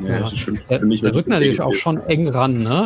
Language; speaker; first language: German; native; German